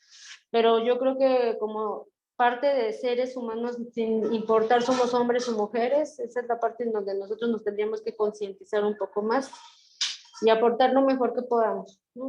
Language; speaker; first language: Spanish; native; Spanish